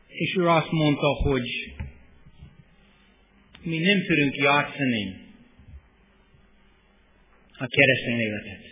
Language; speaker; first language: Hungarian; non-native, fluent; English